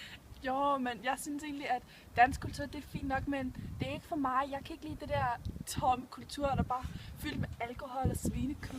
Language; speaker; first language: Danish; early bilingual, other home language; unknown